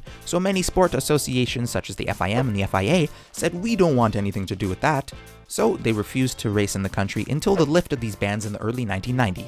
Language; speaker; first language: English; native; English